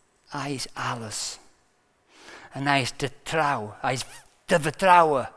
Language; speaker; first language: Dutch; non-native, fluent; English